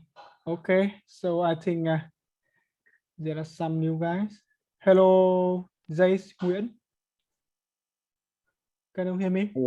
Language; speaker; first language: English; non-native, learner; Vietnamese